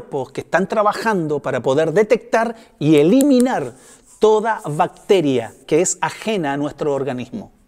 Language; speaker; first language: Spanish; native; Spanish